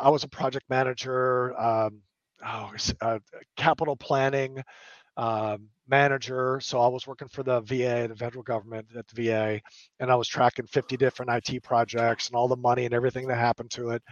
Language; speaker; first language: English; native; English